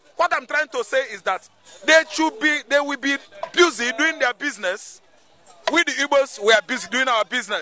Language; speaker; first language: English; non-native, local second language; Igbo